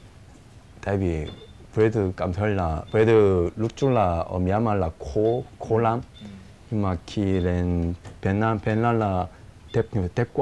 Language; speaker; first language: Vietnamese; non-native, learner; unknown